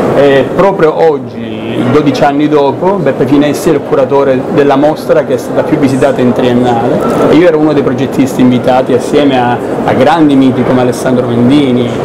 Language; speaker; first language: Italian; native; Italian